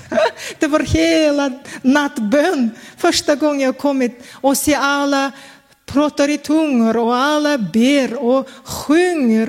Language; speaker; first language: Swedish; non-native, fluent; Kazakh